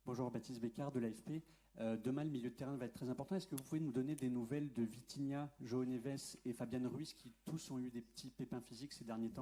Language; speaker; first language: French; native; French